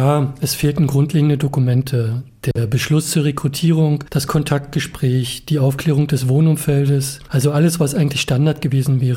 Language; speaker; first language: German; native; German